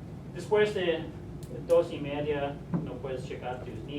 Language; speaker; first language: Spanish; non-native, learner; English